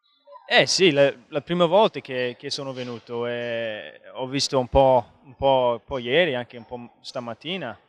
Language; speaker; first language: Italian; non-native, fluent; English